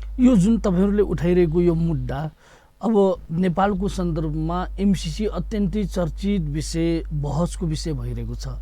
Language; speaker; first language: Nepali; non-native, local second language; Newari